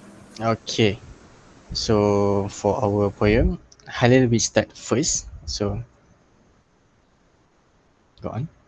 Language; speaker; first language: English; non-native, local second language; Malay